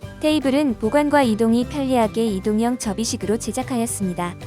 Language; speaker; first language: Korean; native; Korean